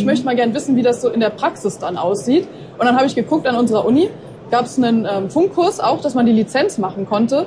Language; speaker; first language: German; native; German